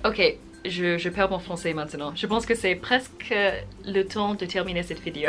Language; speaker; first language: French; non-native, fluent; English